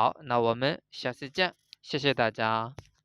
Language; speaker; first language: Chinese; non-native, fluent; Burmese